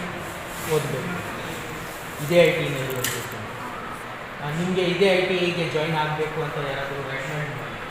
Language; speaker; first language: Kannada; non-native, local second language; Urdu